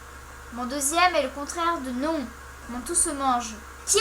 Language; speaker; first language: French; native; French